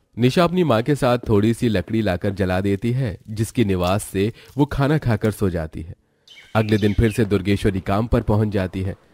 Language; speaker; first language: Hindi; native; Hindi